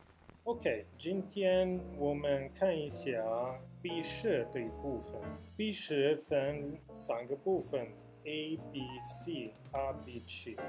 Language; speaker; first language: Chinese; non-native, fluent; Italian